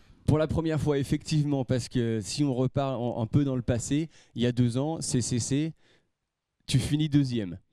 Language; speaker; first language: French; native; French